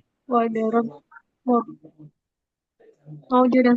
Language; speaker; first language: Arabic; non-native, learner; Indonesian